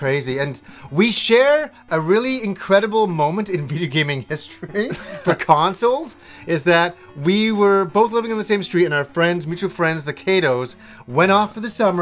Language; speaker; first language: English; native; English